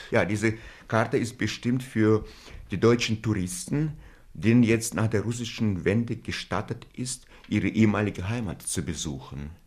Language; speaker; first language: German; non-native, fluent; Russian